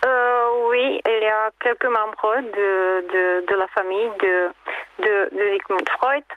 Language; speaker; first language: French; non-native, fluent; Czech